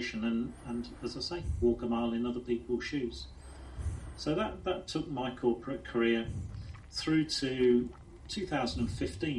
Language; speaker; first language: English; native; English